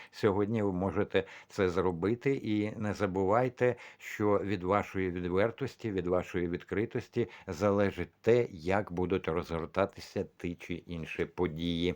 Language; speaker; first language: Ukrainian; non-native, local second language; Russian